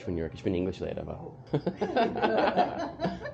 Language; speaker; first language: German; non-native, learner; English